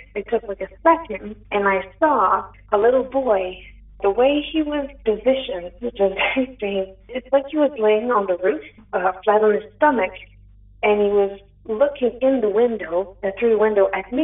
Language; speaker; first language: English; non-native, fluent; French